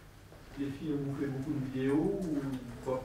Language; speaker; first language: French; native; French